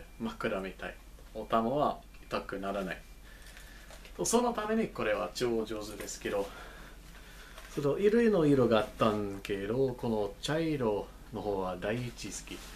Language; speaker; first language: Japanese; non-native, learner; English